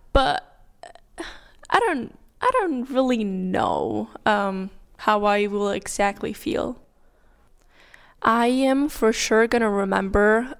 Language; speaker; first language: English; non-native, fluent; Italian